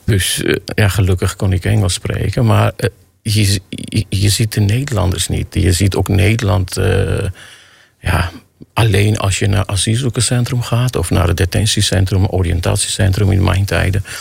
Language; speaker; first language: Dutch; non-native, fluent; Armenian